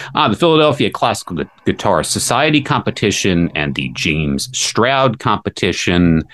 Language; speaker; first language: English; native; English